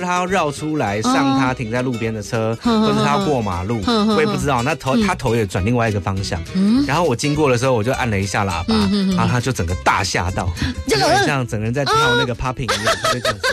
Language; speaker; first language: Chinese; native; Chinese